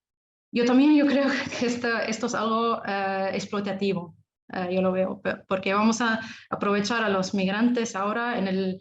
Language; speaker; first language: Spanish; non-native, fluent; Arabic